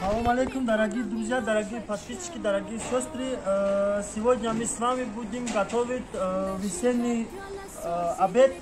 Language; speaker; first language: Russian; non-native, local second language; Tajik